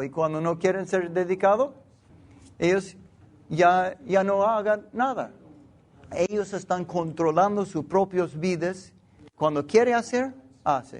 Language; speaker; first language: Spanish; non-native, learner; English